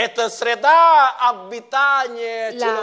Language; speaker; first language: Russian; non-native, learner; Vietnamese